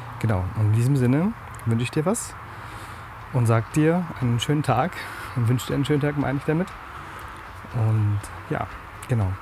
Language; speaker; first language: German; native; German